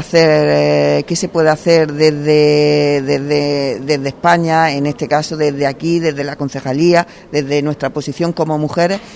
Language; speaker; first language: Spanish; native; Spanish